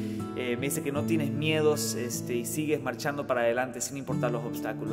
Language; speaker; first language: Spanish; native; Spanish